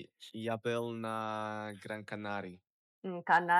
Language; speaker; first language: Russian; non-native, learner; Polish